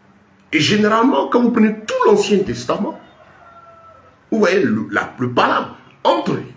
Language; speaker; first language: French; native; French